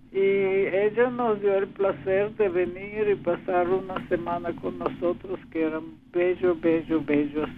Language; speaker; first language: Spanish; early bilingual, other home language; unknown